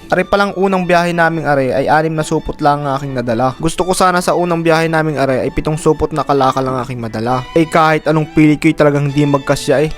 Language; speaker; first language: Filipino; native; Filipino